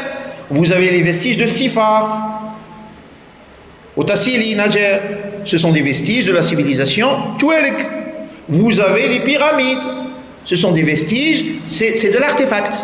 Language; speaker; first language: French; non-native, local second language; Arabic